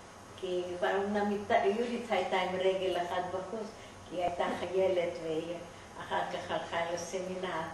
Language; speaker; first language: Hebrew; non-native, fluent; German